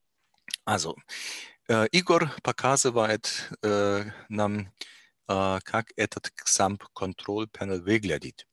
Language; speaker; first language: Russian; non-native, learner; German